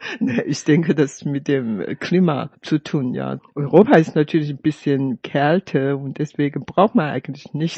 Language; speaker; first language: German; non-native, fluent; Chinese